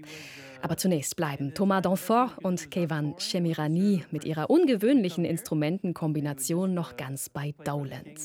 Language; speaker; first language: German; native; German